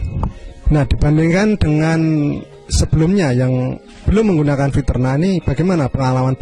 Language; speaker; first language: Indonesian; native; Indonesian